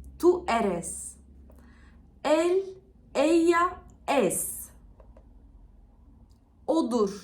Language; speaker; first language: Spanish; non-native, fluent; Turkish